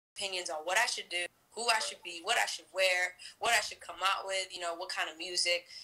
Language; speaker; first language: English; native; English